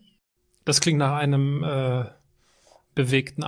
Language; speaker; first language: German; native; German